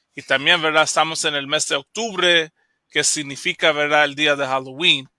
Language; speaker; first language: Spanish; early bilingual, heritage; Spanish